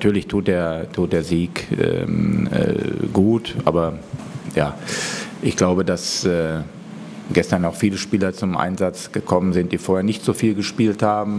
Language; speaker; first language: German; native; German